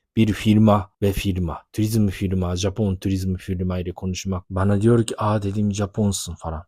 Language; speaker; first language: Turkish; non-native, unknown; Japanese